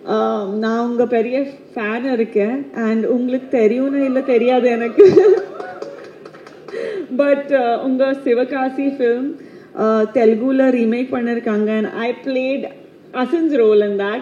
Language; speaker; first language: Tamil; non-native, fluent; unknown